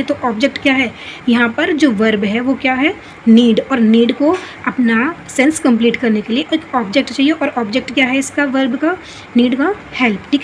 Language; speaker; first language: Hindi; native; Hindi